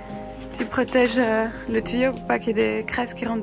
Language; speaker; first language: French; native; French